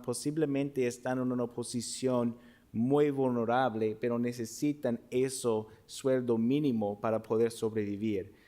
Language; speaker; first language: Spanish; non-native, fluent; English